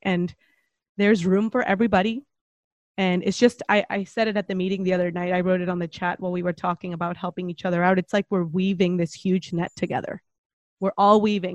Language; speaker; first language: English; non-native, fluent; Spanish